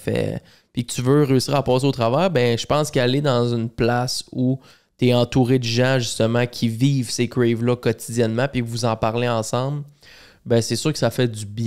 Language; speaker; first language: French; native; French